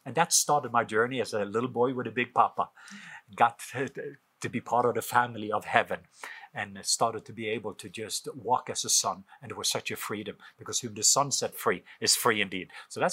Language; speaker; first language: English; non-native, fluent; Norwegian